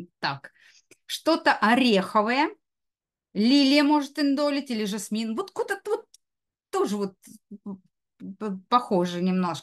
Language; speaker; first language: Russian; native; Russian